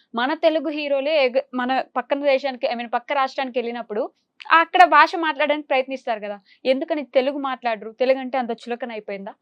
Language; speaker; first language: Telugu; native; Telugu